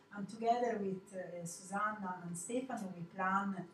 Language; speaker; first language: English; non-native, fluent; Italian